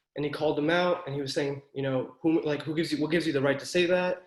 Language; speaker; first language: English; native; English